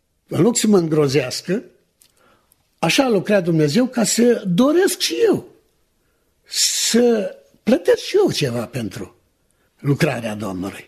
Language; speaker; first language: Romanian; native; Romanian